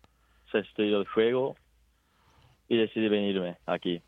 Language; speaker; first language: Spanish; non-native, fluent; Japanese